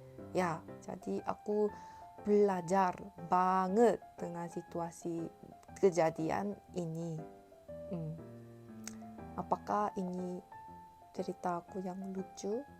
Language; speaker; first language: Indonesian; non-native, learner; Korean